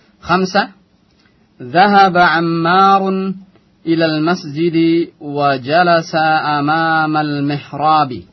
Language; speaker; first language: Arabic; non-native, fluent; Indonesian